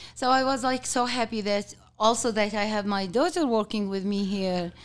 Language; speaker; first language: English; non-native, learner; Arabic